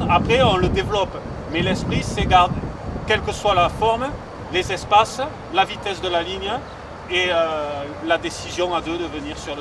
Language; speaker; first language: French; native; French